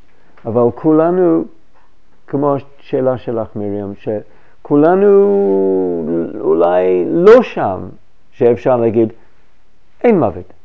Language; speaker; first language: Hebrew; non-native, fluent; English